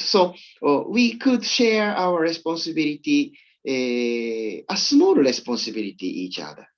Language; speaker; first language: English; non-native, learner; Japanese